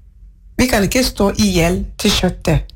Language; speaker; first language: Norwegian; non-native, fluent; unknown